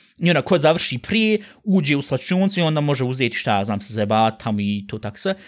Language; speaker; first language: Bosnian; early bilingual, heritage; Bosnian